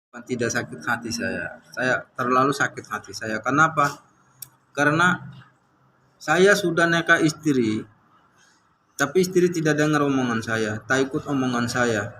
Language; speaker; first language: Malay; non-native, learner; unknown